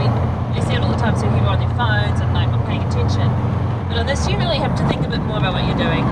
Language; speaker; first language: English; native; English